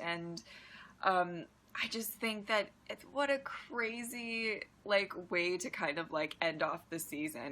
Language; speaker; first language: English; native; English